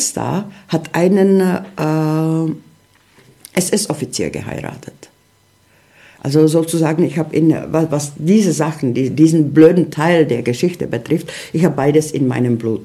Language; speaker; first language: German; early bilingual, heritage; Czech